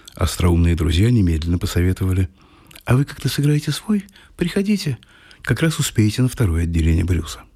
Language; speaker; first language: Russian; native; Russian